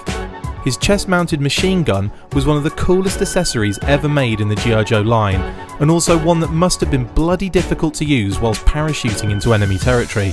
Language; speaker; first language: English; native; English